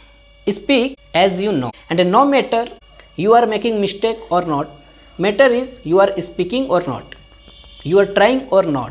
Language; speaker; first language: English; non-native, learner; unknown